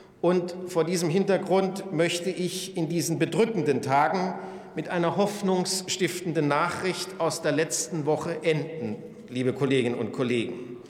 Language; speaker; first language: German; native; German